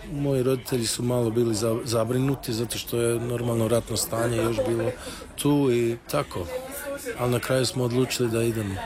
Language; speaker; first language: Croatian; early bilingual, heritage; Croatian